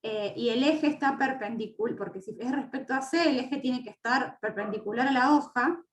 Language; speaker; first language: Spanish; native; Spanish